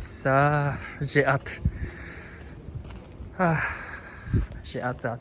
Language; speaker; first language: French; non-native, fluent; Japanese